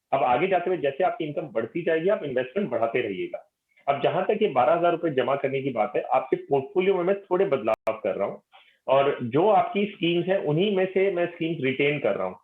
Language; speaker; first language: Hindi; native; Hindi